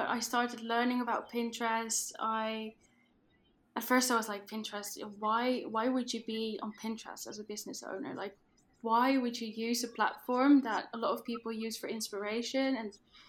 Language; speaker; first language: English; non-native, fluent; Dutch